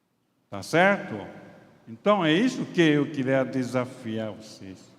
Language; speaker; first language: Portuguese; non-native, fluent; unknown